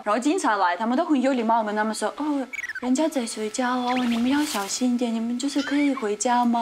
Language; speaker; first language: Chinese; non-native, fluent; French